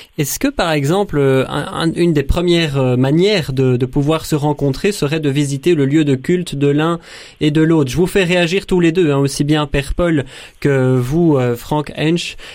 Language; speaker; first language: French; native; French